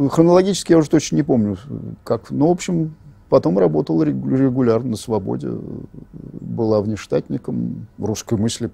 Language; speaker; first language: Russian; native; Russian